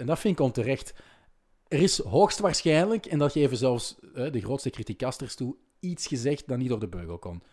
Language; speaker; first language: Dutch; native; Dutch